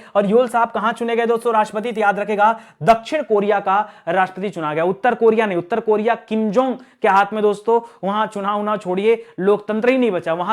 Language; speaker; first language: Hindi; native; Hindi